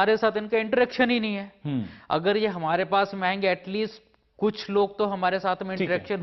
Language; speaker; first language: Hindi; native; Hindi